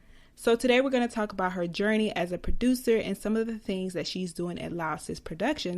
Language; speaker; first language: English; native; English